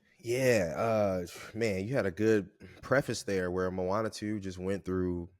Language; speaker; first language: English; native; English